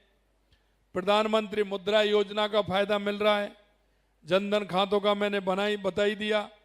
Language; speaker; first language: Hindi; native; Hindi